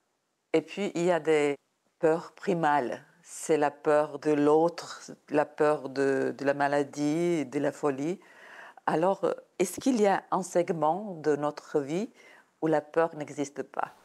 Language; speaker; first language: French; non-native, fluent; Serbian